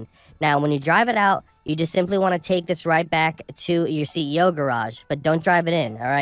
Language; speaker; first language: English; native; English